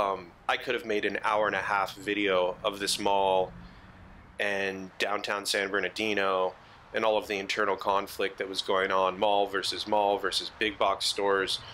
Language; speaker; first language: English; native; English